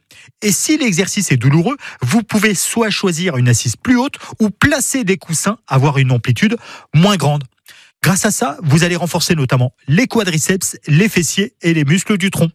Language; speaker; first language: French; native; French